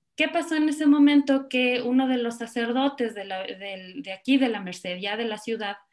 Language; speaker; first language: Spanish; native; Spanish